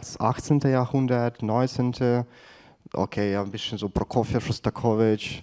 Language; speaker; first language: German; non-native, fluent; Ukrainian